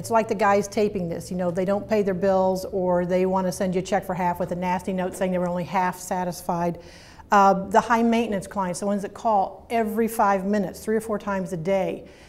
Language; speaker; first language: English; native; English